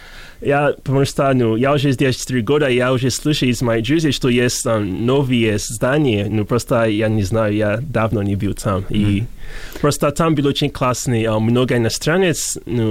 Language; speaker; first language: Russian; non-native, learner; English